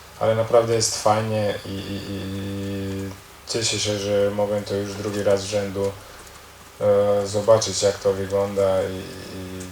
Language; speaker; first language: Polish; non-native, learner; Croatian